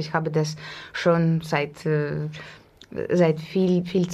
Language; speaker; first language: German; non-native, learner; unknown